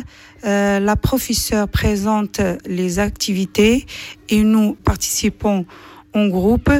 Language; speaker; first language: French; non-native, learner; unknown